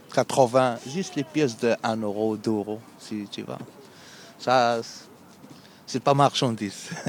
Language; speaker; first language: French; non-native, learner; Arabic